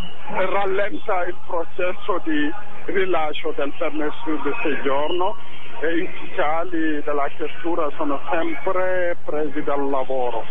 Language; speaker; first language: Italian; non-native, fluent; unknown